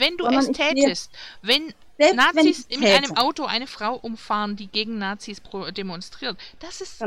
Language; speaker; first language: German; native; German